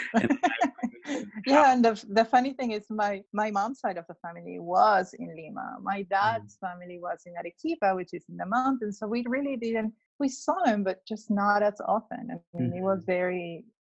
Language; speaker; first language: English; non-native, fluent; Spanish